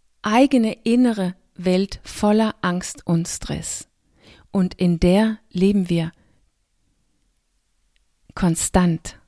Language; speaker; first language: German; non-native, fluent; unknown